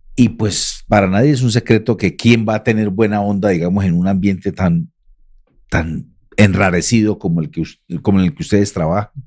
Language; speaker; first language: Spanish; native; Spanish